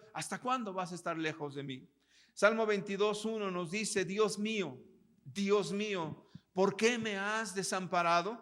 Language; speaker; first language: Spanish; native; Spanish